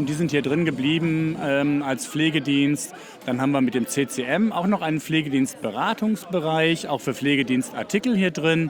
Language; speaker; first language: German; native; German